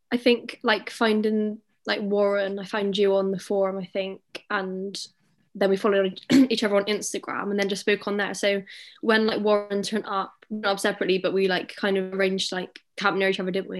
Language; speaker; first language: English; native; English